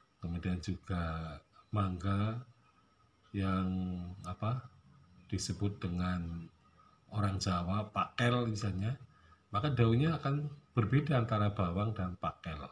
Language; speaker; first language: Indonesian; non-native, local second language; Javanese